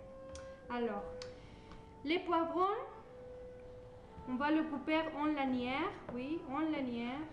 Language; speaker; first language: French; non-native, learner; Spanish